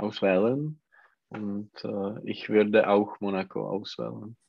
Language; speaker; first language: German; non-native, learner; Czech